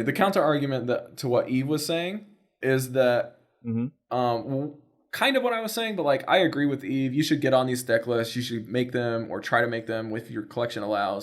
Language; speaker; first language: English; native; English